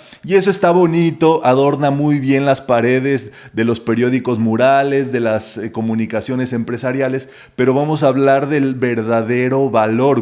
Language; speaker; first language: Spanish; native; Spanish